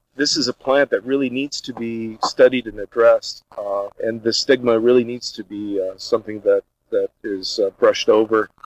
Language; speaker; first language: English; early bilingual, other home language; Portuguese